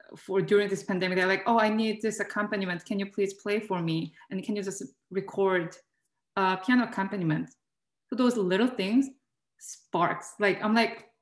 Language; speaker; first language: English; non-native, fluent; Korean